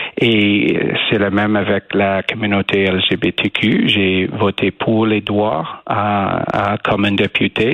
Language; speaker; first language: French; non-native, learner; English